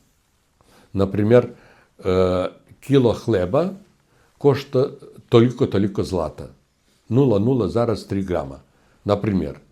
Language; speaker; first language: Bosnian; non-native, fluent; Russian